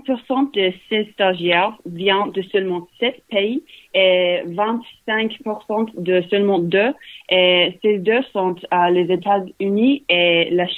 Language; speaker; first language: French; non-native, learner; English